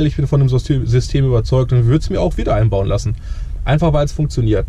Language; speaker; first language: German; native; German